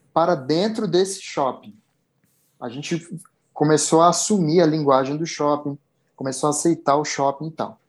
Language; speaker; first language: Portuguese; native; Portuguese